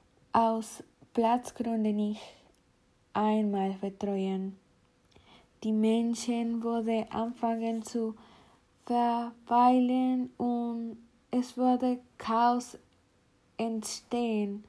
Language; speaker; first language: German; non-native, learner; Spanish